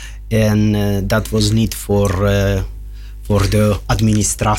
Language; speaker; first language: Dutch; non-native, learner; Russian